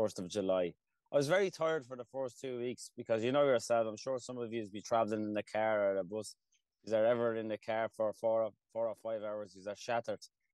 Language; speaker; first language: English; early bilingual, other home language; Kurdish